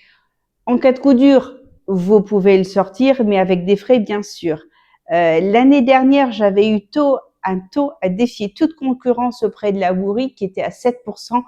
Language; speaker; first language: French; native; French